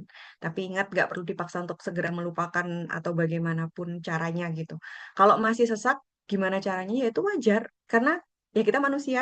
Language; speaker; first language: Indonesian; native; Indonesian